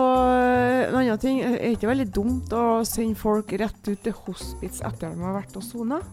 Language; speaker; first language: Norwegian; native; Norwegian